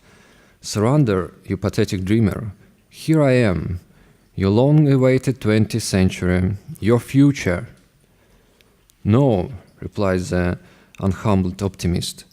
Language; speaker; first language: English; non-native, fluent; Russian